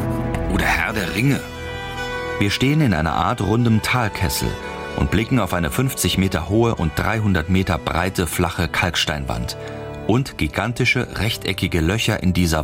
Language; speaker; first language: German; native; German